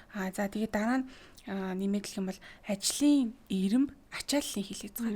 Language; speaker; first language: Mongolian; native; Mongolian